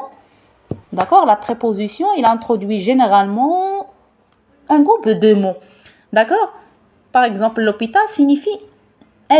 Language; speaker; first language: French; non-native, local second language; Arabic